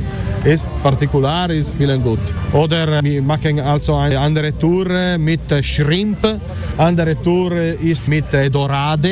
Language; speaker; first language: German; non-native, learner; Italian